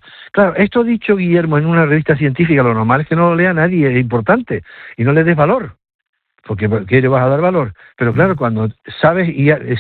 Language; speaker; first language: Spanish; native; Spanish